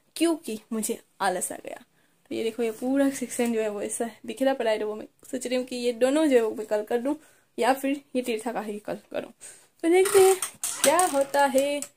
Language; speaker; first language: Hindi; non-native, local second language; Gujarati